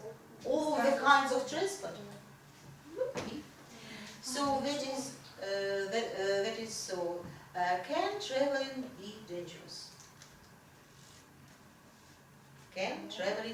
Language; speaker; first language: English; non-native, fluent; Russian